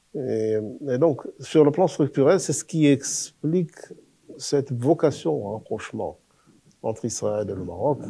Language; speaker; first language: French; non-native, local second language; Arabic